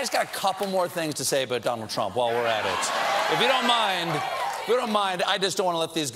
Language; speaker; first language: English; native; English